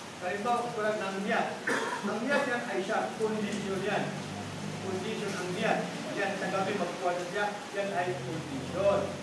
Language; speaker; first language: Filipino; non-native, local second language; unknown